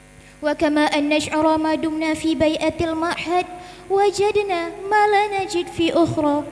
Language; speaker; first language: Arabic; non-native, learner; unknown